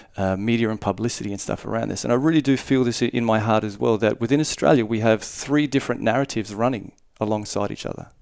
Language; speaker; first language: English; native; English